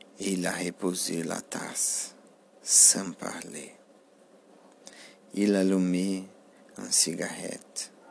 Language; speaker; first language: French; non-native, learner; Portuguese